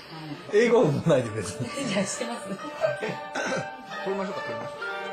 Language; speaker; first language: Japanese; native; Japanese